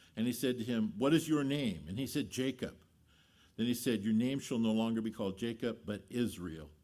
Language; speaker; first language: English; native; English